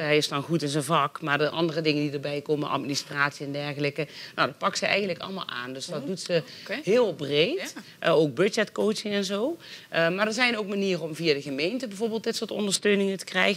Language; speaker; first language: Dutch; native; Dutch